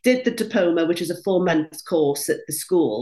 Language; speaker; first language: English; non-native, local second language; Welsh